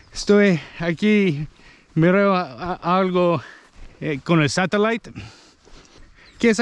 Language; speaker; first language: Spanish; non-native, learner; English